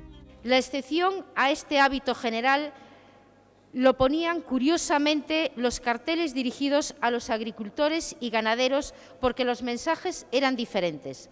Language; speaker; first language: Spanish; native; Spanish